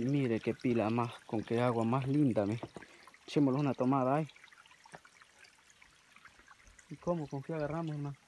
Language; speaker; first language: Spanish; native; Spanish